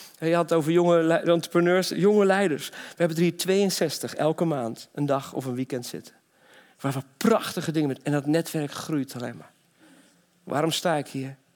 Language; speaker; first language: Dutch; native; Dutch